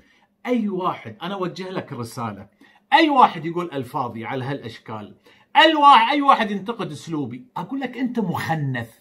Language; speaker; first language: Arabic; native; Arabic